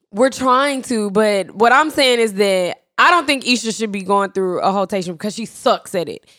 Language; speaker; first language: English; native; English